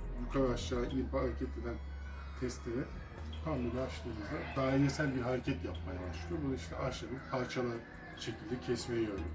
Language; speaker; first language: Turkish; native; Turkish